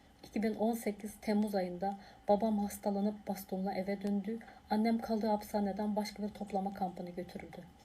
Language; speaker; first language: Turkish; non-native, fluent; Uyghur